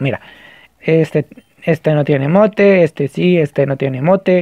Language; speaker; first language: Spanish; native; Spanish